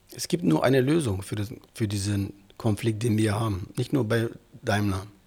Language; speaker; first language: German; early bilingual, other home language; Turkish